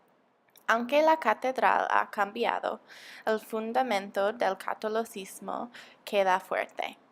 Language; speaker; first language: Spanish; non-native, learner; English